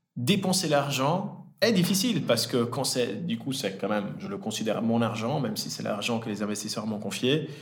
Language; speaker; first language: French; early bilingual, other home language; Italian